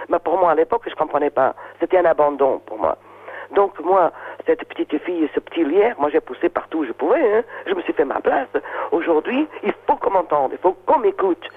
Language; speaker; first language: French; non-native, fluent; Portuguese